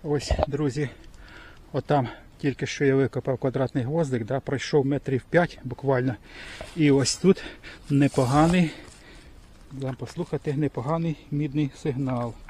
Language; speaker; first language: Ukrainian; native; Ukrainian